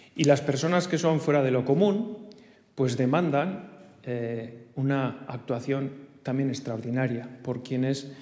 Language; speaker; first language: Spanish; non-native, local second language; Basque